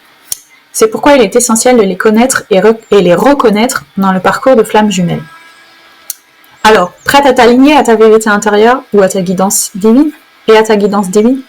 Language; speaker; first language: French; native; French